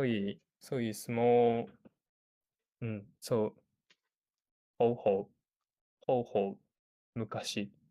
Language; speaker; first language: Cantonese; non-native, learner; Japanese